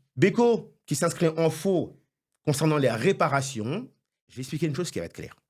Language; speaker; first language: French; non-native, local second language; Haitian Creole